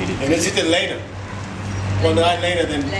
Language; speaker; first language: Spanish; non-native, learner; English